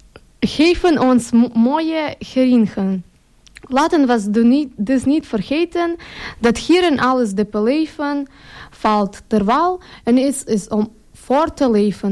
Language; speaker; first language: Dutch; non-native, learner; Ukrainian